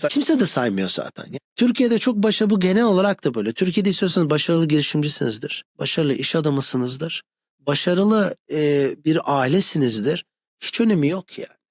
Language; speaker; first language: Turkish; early bilingual, other home language; English